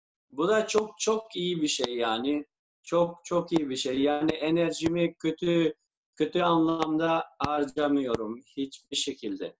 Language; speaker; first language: Turkish; non-native, fluent; Albanian